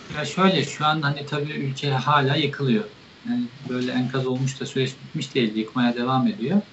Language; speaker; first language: Turkish; native; Turkish